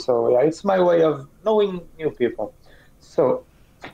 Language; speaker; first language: English; non-native, fluent; Portuguese